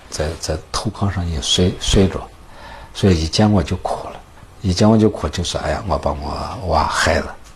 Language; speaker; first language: Chinese; native; Chinese